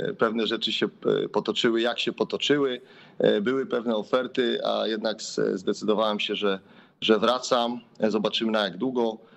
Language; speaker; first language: Polish; native; Polish